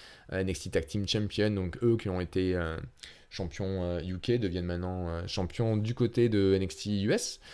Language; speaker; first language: French; native; French